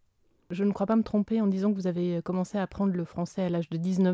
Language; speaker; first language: French; native; French